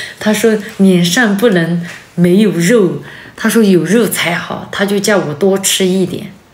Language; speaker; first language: Chinese; non-native, local second language; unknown